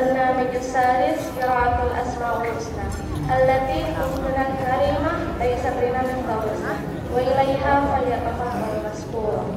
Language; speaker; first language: Arabic; non-native, learner; Indonesian